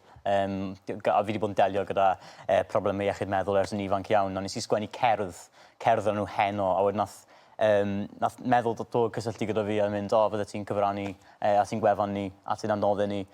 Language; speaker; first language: Welsh; native; Welsh